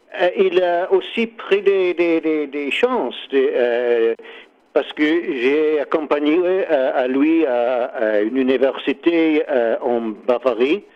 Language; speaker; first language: French; non-native, learner; English